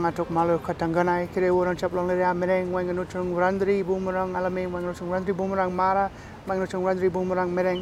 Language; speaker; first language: English; native; English